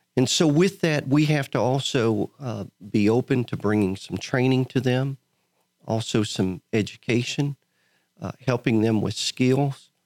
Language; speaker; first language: English; native; English